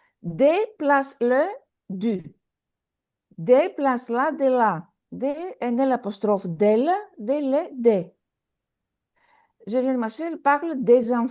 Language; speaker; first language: French; non-native, fluent; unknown